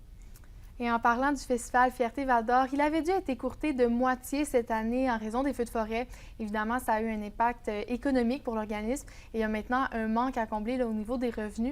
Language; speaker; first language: French; native; French